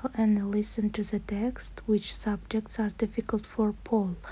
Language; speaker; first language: English; non-native, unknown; Kazakh